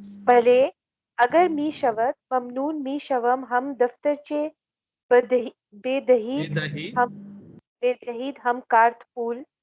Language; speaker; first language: Persian; non-native, learner; Urdu